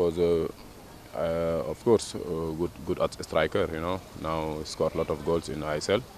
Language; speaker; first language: English; non-native, fluent; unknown